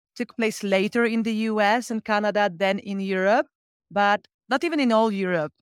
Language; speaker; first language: English; non-native, fluent; Polish